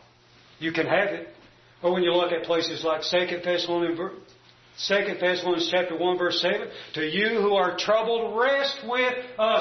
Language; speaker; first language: English; native; English